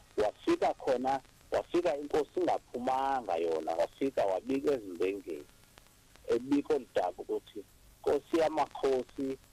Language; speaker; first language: Zulu; non-native, local second language; Xhosa